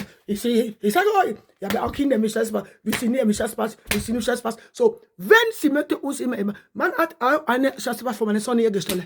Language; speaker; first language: German; non-native, learner; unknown